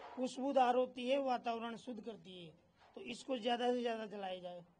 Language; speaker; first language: Hindi; native; Hindi